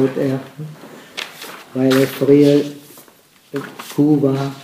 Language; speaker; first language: German; non-native, fluent; Czech